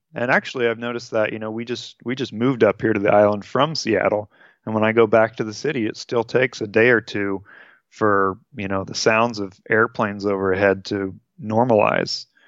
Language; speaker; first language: English; native; English